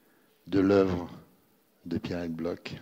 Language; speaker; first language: French; native; French